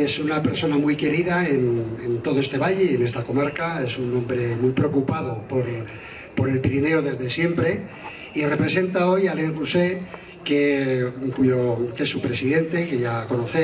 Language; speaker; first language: Spanish; native; Spanish